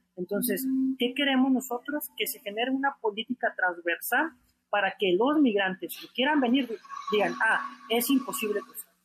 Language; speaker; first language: Spanish; native; Spanish